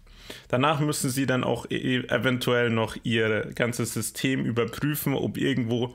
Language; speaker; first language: German; native; German